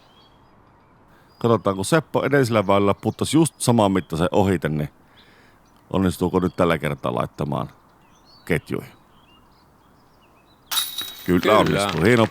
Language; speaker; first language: Finnish; native; Finnish